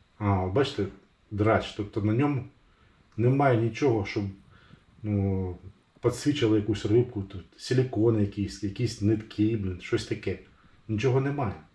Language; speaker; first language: Ukrainian; non-native, local second language; Russian